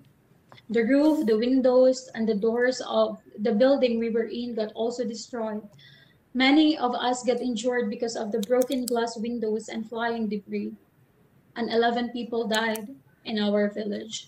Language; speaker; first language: English; non-native, local second language; Waray